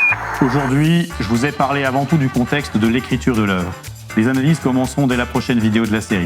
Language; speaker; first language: French; native; French